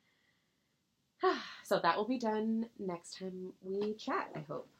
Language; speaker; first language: English; native; English